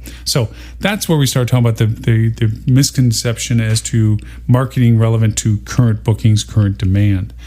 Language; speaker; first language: English; native; English